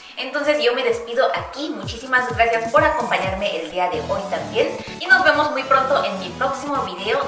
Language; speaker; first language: Spanish; non-native, fluent; Korean